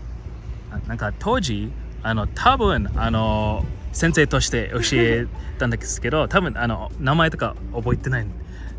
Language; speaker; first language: Japanese; non-native, fluent; English